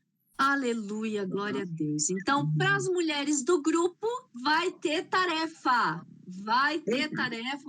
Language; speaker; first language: Portuguese; native; Portuguese